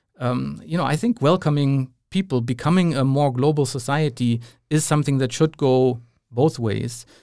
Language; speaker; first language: English; non-native, fluent; German